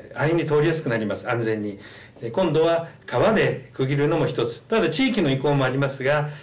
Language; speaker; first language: Japanese; native; Japanese